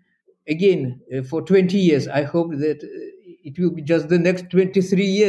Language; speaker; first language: English; non-native, fluent; Russian